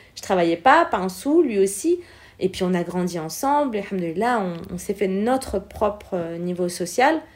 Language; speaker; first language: French; early bilingual, other home language; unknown